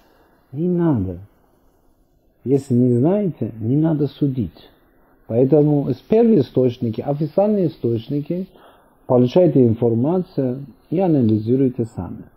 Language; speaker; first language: Russian; non-native, fluent; Persian